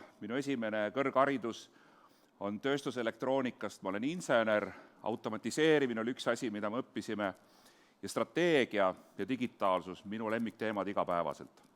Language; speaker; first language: Estonian; native; Estonian